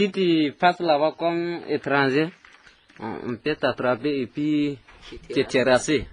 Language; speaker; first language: French; non-native, local second language; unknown